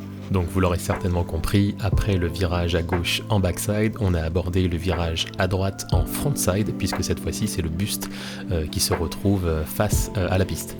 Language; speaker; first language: French; native; French